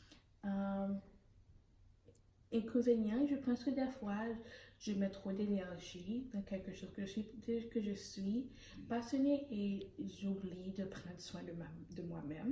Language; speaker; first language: French; early bilingual, heritage; Haitian Creole